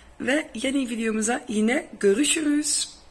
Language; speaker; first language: Turkish; non-native, fluent; Dutch